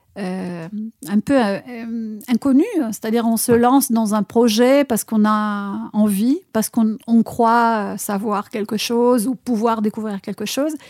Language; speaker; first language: French; non-native, fluent; Spanish